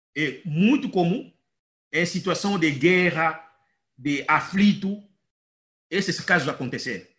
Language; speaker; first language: Portuguese; non-native, fluent; Lingala